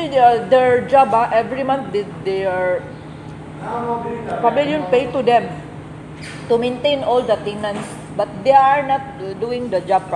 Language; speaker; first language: English; non-native, local second language; Filipino